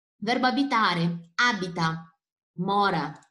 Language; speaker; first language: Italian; non-native, fluent; Portuguese